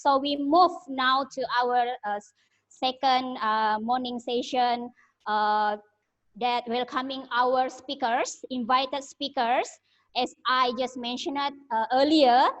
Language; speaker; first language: English; non-native, learner; Indonesian